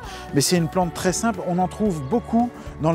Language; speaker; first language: French; native; French